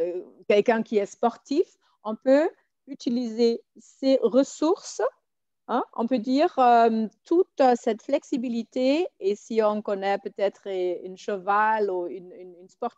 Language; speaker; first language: French; non-native, fluent; German